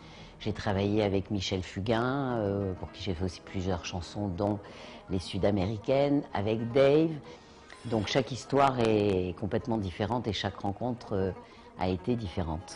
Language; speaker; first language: French; native; French